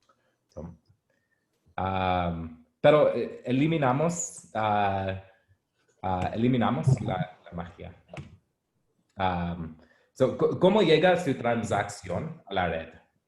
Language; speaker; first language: Spanish; non-native, learner; English